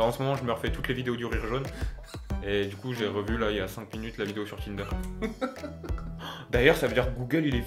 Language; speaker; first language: French; native; French